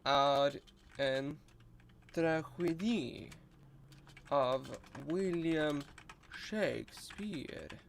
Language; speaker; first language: Swedish; non-native, learner; Russian